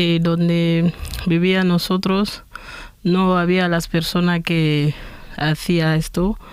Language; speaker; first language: Spanish; non-native, fluent; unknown